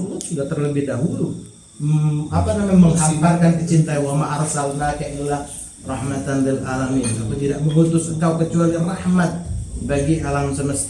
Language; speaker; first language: Indonesian; native; Indonesian